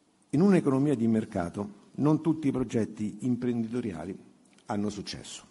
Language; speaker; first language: Italian; native; Italian